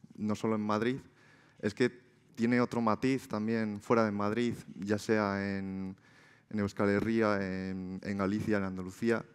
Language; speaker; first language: Spanish; native; Spanish